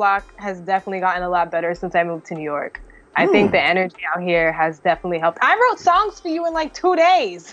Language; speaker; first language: English; native; English